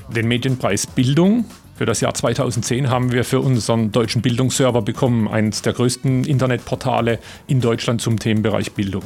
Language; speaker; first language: German; native; German